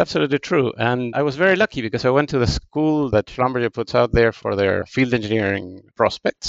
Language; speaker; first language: English; non-native, fluent; Spanish